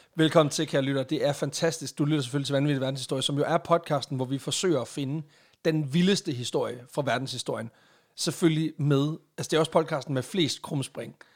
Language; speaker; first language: Danish; native; Danish